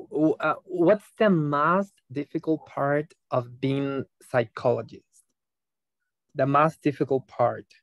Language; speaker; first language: English; non-native, fluent; Spanish